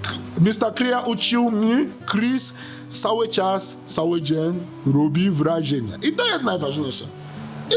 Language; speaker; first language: Polish; non-native, learner; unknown